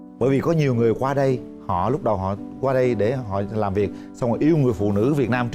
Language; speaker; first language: Vietnamese; native; Vietnamese